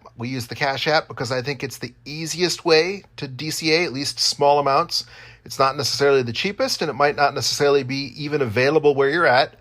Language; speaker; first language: English; native; English